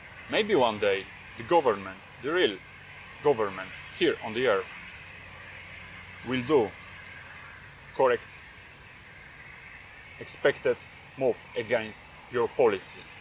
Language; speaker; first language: English; non-native, fluent; Polish